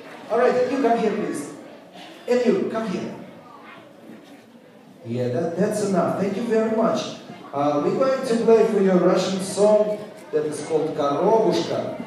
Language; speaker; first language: English; non-native, fluent; Russian